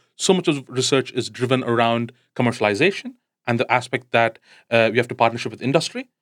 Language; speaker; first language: English; non-native, local second language; Tamil